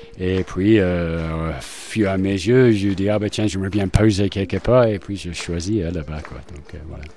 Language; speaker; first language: French; non-native, fluent; English